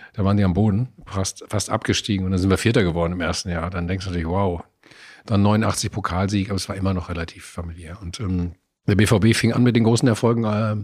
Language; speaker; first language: German; native; German